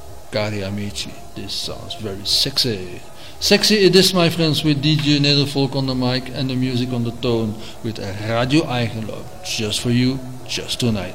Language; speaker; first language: English; non-native, fluent; Dutch